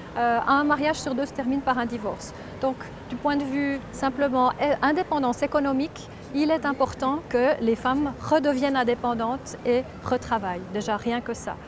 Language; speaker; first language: French; native; French